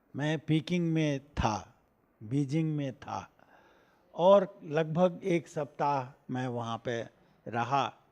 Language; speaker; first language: Hindi; native; Hindi